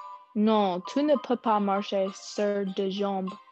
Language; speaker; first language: French; non-native, learner; English